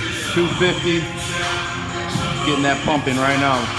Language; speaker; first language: English; native; English